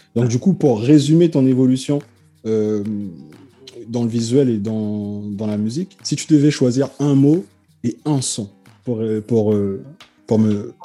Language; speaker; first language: French; native; French